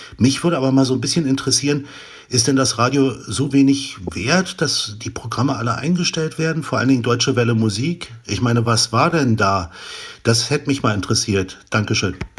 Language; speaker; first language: German; native; German